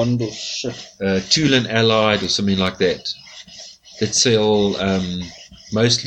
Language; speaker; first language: English; native; English